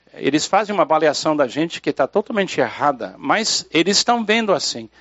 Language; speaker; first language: Portuguese; non-native, fluent; English